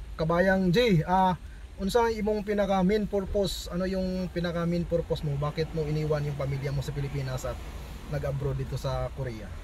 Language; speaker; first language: Filipino; non-native, local second language; Cebuano